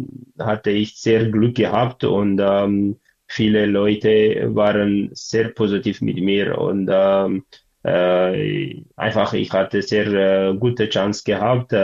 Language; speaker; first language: German; non-native, learner; Tigrinya